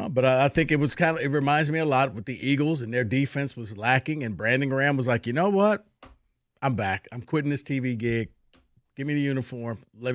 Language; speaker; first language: English; native; English